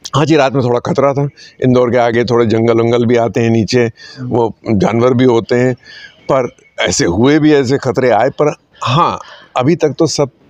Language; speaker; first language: Hindi; native; Hindi